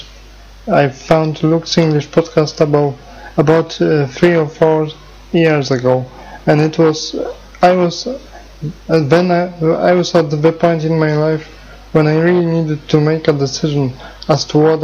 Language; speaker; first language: English; non-native, fluent; Polish